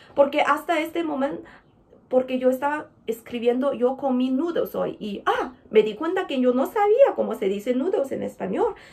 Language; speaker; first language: Spanish; non-native, fluent; Chinese